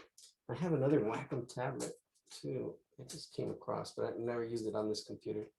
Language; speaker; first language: English; native; English